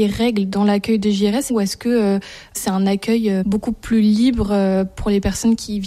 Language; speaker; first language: French; native; French